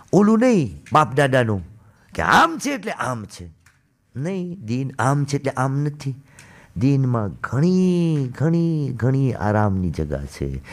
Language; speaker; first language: Gujarati; early bilingual, heritage; Gujarati